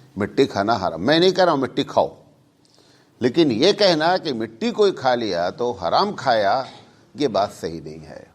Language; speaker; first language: Urdu; native; Urdu